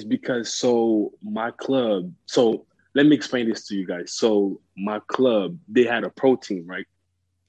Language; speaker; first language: English; early bilingual, other home language; French